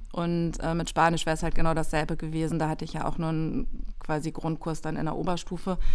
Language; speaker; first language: German; native; German